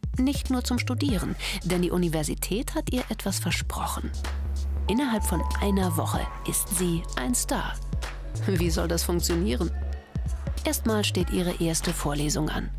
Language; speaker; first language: German; native; German